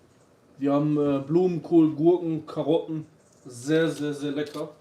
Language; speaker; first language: German; early bilingual, other home language; Kurdish